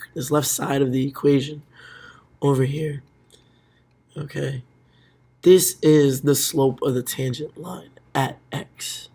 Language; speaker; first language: English; native; English